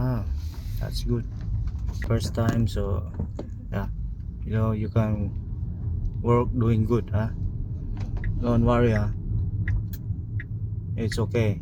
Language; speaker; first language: English; non-native, learner; Nepali